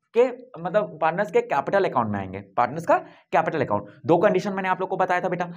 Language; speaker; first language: Hindi; native; Hindi